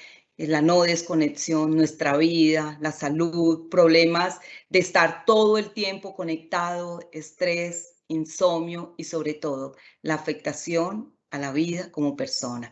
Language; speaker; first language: Spanish; native; Spanish